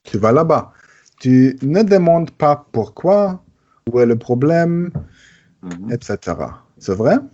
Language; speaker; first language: French; non-native, learner; German